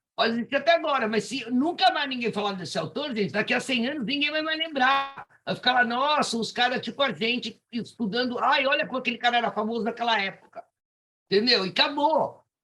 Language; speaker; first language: Portuguese; native; Portuguese